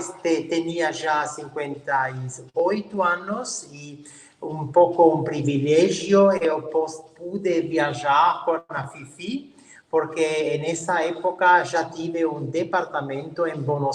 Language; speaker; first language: Portuguese; non-native, learner; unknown